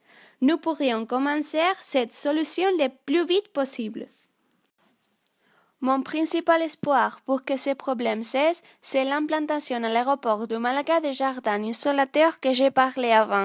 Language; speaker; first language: French; non-native, learner; Spanish